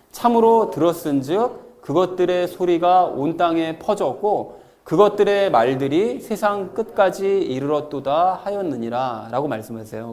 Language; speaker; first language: Korean; native; Korean